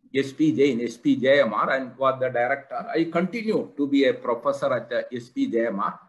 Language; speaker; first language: English; non-native, local second language; Malayalam